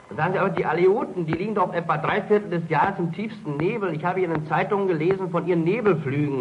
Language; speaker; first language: German; native; German